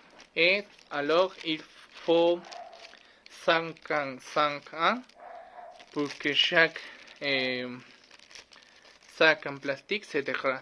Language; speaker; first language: French; non-native, learner; Spanish